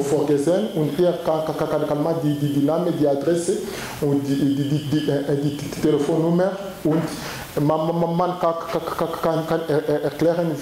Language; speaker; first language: German; non-native, learner; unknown